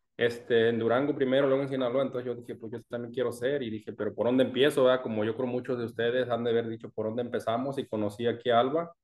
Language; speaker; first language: Spanish; native; Spanish